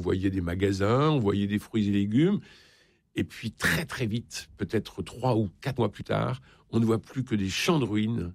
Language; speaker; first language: French; native; French